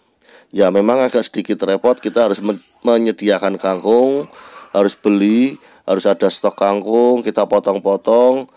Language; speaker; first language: Indonesian; native; Indonesian